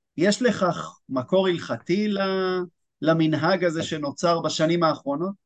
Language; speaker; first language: Hebrew; native; Hebrew